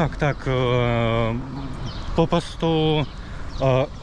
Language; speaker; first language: Polish; early bilingual, heritage; Russian